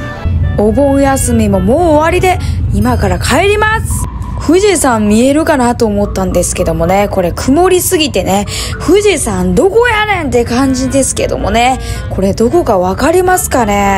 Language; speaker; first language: Japanese; native; Japanese